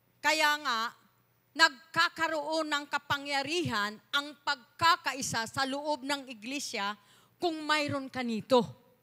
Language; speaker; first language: Filipino; non-native, local second language; Cebuano